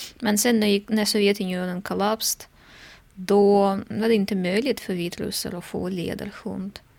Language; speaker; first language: Swedish; non-native, fluent; Russian